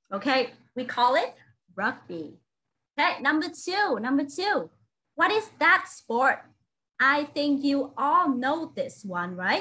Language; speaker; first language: English; non-native, fluent; Vietnamese